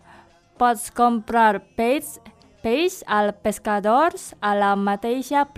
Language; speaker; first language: Catalan; non-native, learner; Indonesian